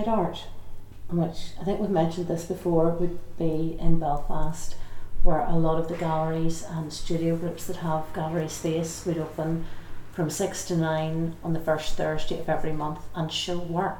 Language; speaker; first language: English; native; English